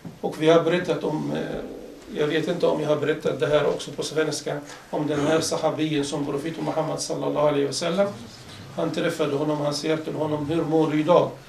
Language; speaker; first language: Swedish; non-native, fluent; Arabic